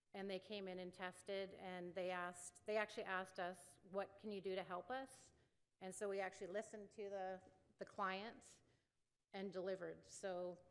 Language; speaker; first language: English; native; English